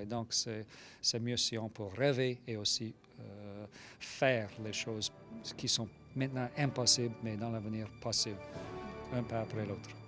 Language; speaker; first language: French; non-native, local second language; English